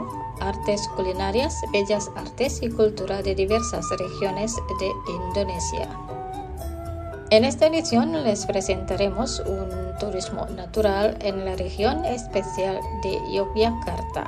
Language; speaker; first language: Spanish; non-native, fluent; Indonesian